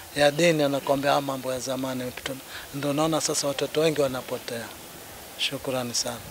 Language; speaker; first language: Swahili; native; Swahili